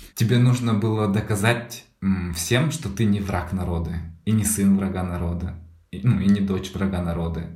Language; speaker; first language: Russian; native; Russian